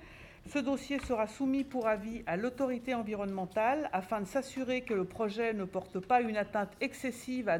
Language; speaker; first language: French; native; French